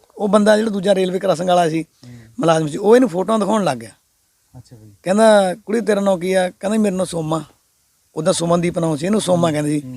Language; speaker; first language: Punjabi; native; Punjabi